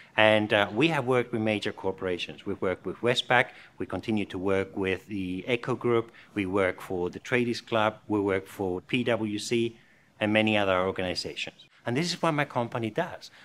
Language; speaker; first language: English; non-native, fluent; Spanish